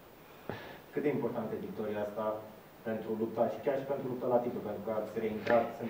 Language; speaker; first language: Romanian; native; Romanian